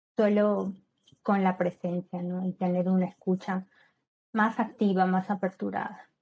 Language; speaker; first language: Spanish; native; Spanish